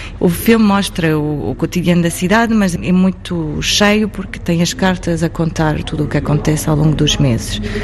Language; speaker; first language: Portuguese; early bilingual, heritage; Portuguese